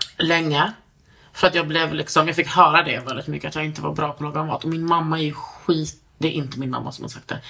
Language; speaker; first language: Swedish; native; Swedish